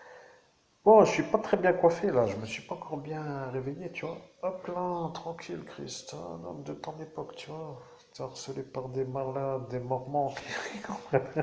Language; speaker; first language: French; native; French